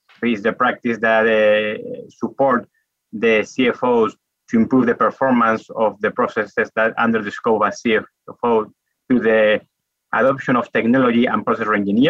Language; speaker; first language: English; non-native, fluent; Spanish